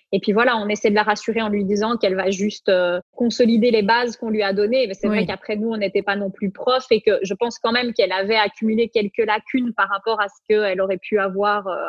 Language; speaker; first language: French; native; French